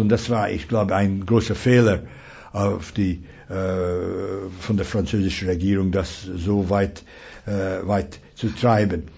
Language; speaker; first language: German; non-native, fluent; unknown